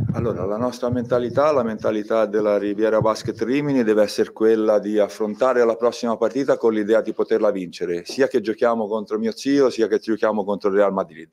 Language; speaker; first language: Italian; native; Italian